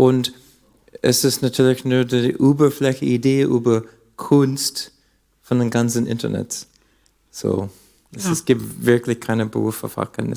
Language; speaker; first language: German; non-native, learner; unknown